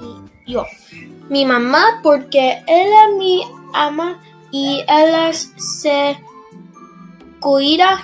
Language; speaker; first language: Spanish; non-native, learner; English